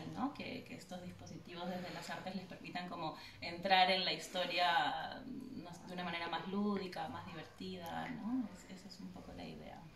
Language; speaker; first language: Spanish; native; Spanish